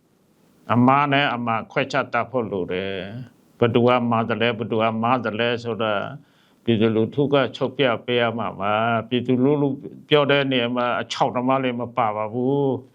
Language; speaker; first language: Burmese; non-native, local second language; Western Kayah